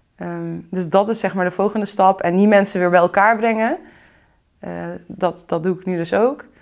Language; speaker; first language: Dutch; early bilingual, other home language; Arabic